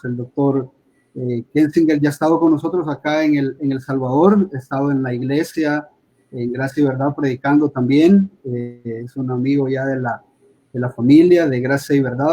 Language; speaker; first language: Spanish; native; Spanish